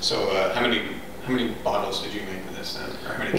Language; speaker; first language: English; native; English